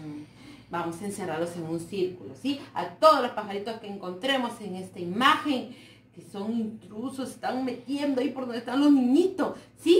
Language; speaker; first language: Spanish; native; Spanish